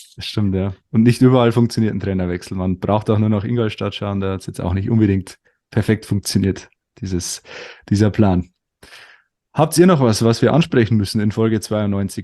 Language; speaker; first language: German; native; German